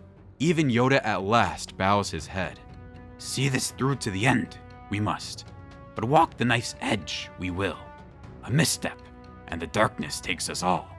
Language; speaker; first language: English; native; English